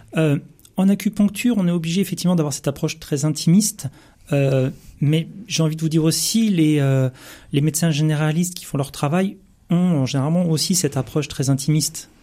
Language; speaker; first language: French; native; French